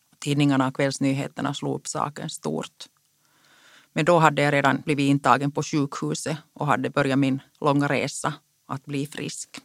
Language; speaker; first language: Swedish; non-native, local second language; Finnish